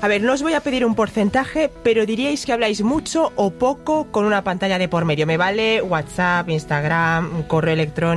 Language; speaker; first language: Spanish; native; Spanish